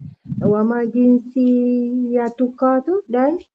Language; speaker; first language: Malay; native; Malay